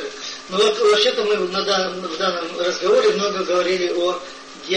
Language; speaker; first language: Russian; native; Russian